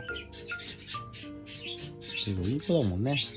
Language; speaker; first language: Japanese; native; Japanese